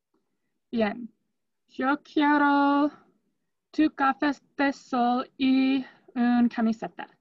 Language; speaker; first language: Spanish; non-native, learner; English